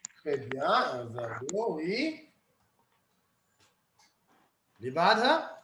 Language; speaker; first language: French; non-native, fluent; Arabic